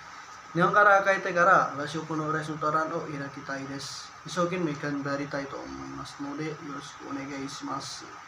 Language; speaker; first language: Japanese; non-native, learner; Indonesian